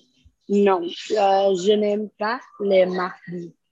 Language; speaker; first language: French; non-native, learner; Spanish